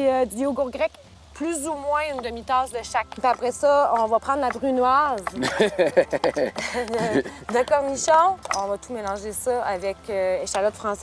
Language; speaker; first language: French; native; French